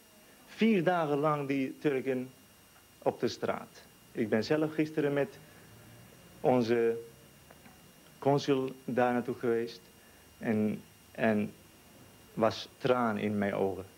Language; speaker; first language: Dutch; non-native, learner; Turkish